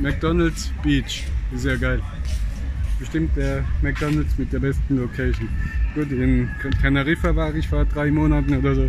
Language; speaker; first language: German; native; German